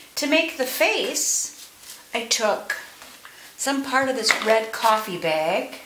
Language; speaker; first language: English; native; English